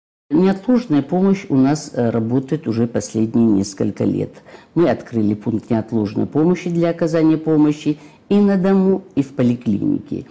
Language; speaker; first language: Russian; native; Russian